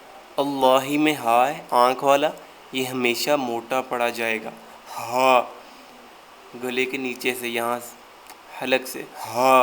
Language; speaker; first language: Urdu; native; Urdu